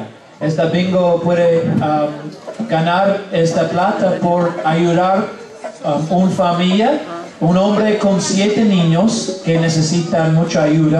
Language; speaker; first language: Spanish; non-native, learner; English